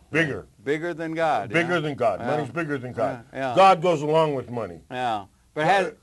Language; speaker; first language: English; native; English